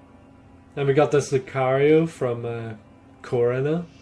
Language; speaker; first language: English; native; English